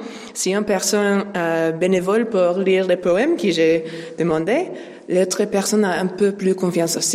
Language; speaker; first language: French; non-native, learner; English